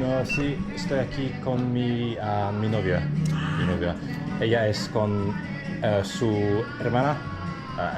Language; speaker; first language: Spanish; non-native, learner; English